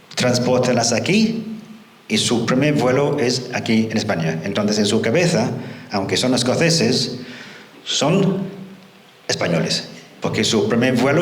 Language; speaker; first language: Spanish; non-native, fluent; English